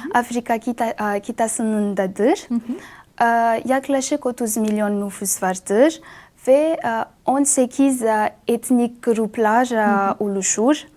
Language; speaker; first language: Turkish; non-native, learner; Malagasy